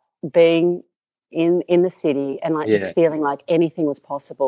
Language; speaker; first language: English; native; English